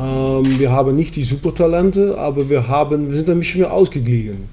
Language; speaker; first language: German; non-native, fluent; Dutch